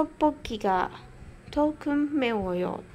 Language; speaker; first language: Korean; non-native, fluent; Indonesian